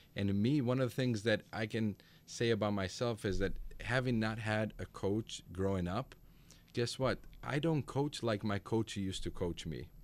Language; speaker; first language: English; early bilingual, other home language; Macedonian